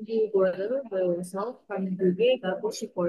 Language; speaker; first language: Korean; non-native, learner; Indonesian